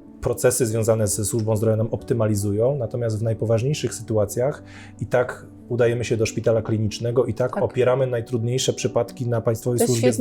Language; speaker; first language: Polish; native; Polish